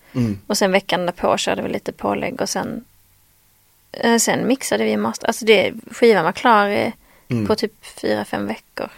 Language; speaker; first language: Swedish; native; Swedish